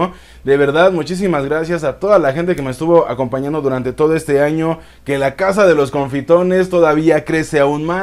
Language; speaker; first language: Spanish; native; Spanish